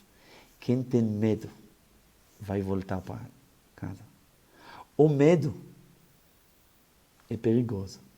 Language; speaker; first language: Portuguese; non-native, fluent; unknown